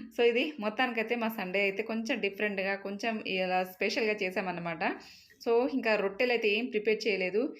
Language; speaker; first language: Telugu; non-native, local second language; Lambadi